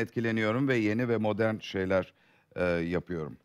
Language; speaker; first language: Turkish; native; Turkish